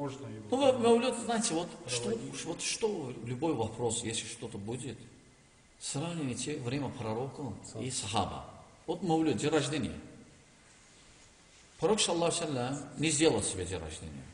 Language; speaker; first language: Russian; non-native, learner; Turkish